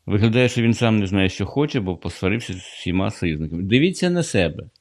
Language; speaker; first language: Ukrainian; non-native, local second language; Russian